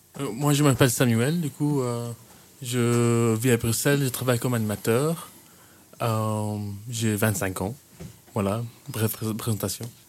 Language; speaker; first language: French; early bilingual, heritage; French